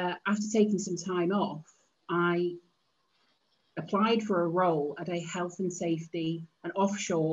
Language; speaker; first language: English; native; English